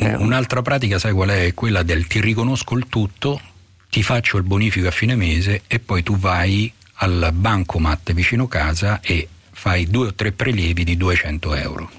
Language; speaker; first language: Italian; native; Italian